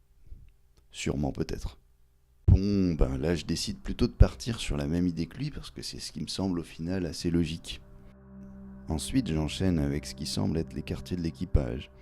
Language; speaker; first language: French; native; French